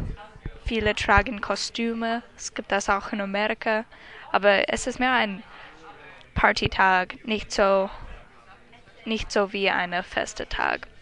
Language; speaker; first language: German; non-native, learner; English